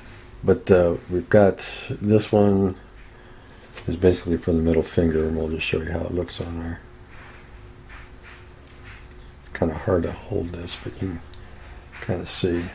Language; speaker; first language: English; native; English